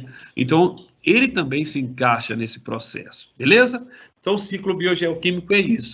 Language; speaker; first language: Portuguese; native; Portuguese